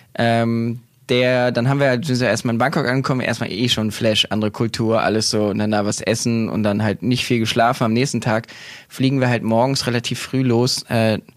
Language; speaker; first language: German; native; German